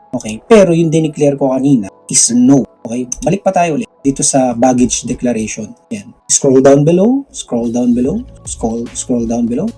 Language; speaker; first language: Filipino; non-native, local second language; Cebuano